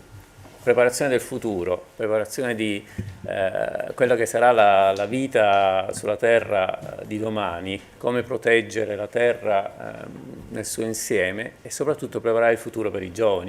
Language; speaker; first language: Italian; native; Italian